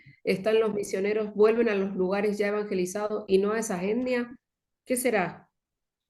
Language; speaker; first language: Spanish; native; Spanish